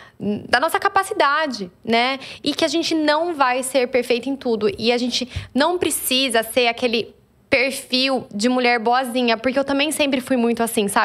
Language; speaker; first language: Portuguese; native; Portuguese